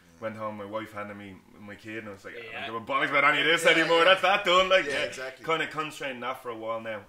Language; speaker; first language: English; native; English